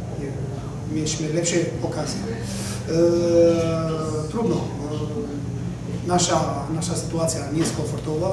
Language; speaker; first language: Polish; non-native, learner; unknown